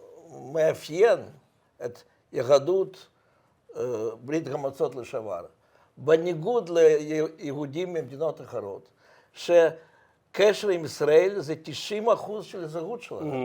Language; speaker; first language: Hebrew; non-native, fluent; Russian